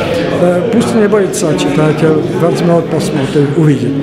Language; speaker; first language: Russian; non-native, learner; Czech